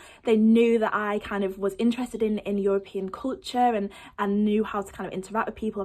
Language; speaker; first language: English; native; English